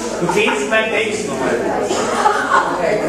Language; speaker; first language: German; native; German